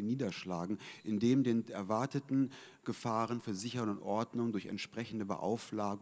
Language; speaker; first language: German; native; German